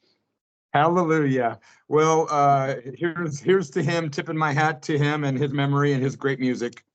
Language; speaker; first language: English; native; English